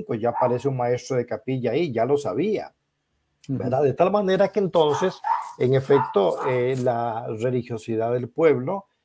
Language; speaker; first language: Spanish; native; Spanish